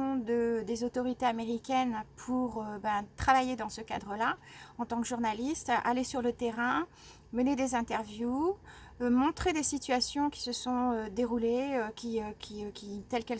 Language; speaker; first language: French; native; French